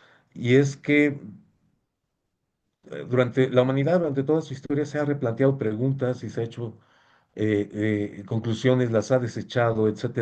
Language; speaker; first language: Spanish; native; Spanish